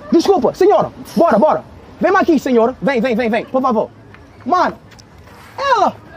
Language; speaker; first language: Portuguese; non-native, learner; English